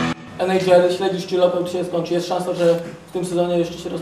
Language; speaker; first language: Polish; native; Polish